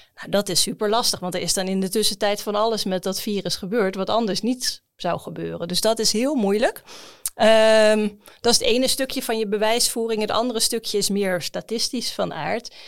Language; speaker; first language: Dutch; native; Dutch